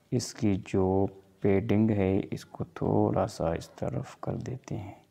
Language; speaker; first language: Urdu; non-native, local second language; Sindhi